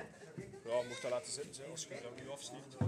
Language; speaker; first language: Dutch; native; Dutch